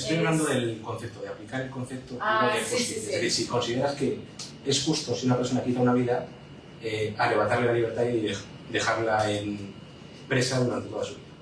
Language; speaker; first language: Spanish; native; Spanish